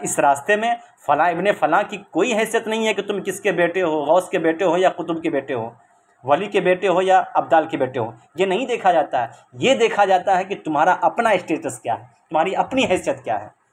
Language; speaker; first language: Urdu; native; Urdu